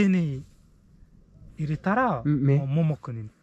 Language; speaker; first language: Japanese; non-native, learner; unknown